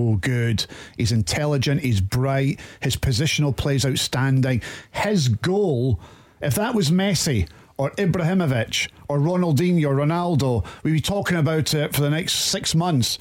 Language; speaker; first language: English; native; English